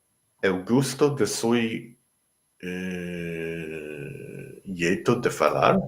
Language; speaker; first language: Portuguese; non-native, learner; English